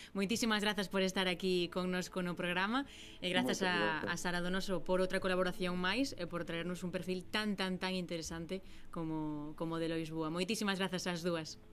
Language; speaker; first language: Galician; native; Galician